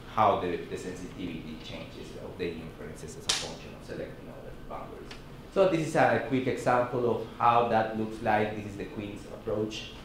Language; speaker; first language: English; non-native, fluent; Spanish